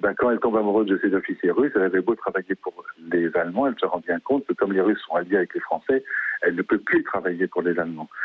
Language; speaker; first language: French; native; French